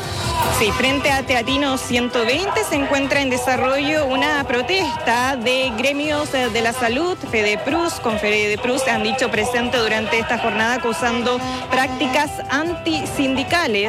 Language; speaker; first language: Spanish; native; Spanish